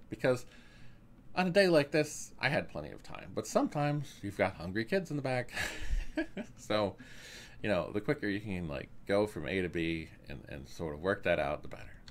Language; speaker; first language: English; native; English